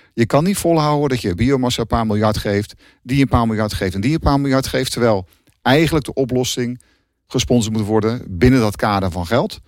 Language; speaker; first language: Dutch; native; Dutch